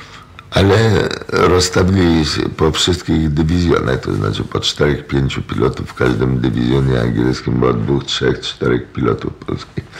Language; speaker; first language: Polish; native; Polish